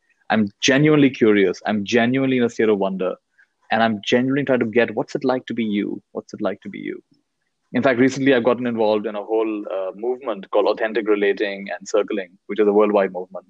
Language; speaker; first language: English; non-native, local second language; Hindi